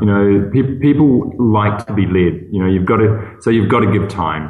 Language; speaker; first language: English; native; English